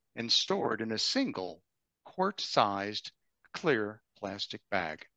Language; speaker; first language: English; native; English